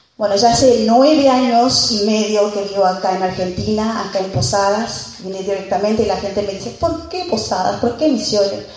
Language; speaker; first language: Spanish; non-native, fluent; Haitian Creole